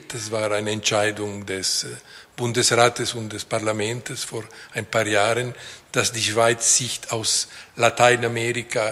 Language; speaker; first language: German; non-native, local second language; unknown